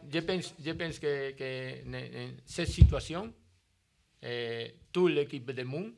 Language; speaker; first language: French; non-native, learner; Spanish